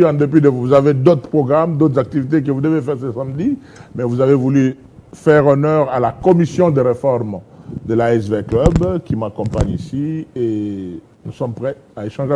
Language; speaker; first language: French; non-native, local second language; Lingala